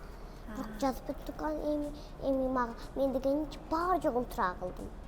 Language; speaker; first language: Kyrgyz; early bilingual, heritage; Kyrgyz